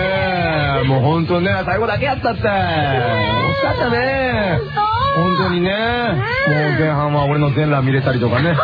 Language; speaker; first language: Japanese; native; Japanese